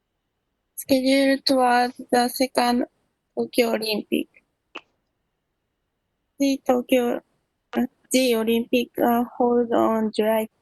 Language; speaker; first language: English; non-native, learner; Japanese